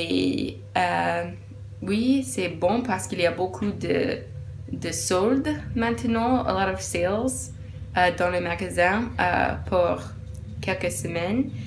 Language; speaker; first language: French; non-native, learner; English